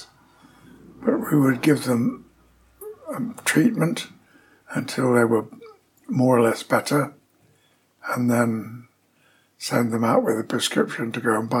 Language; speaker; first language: English; native; English